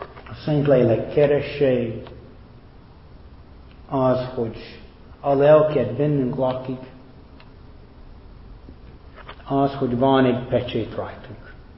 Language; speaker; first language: Hungarian; non-native, fluent; English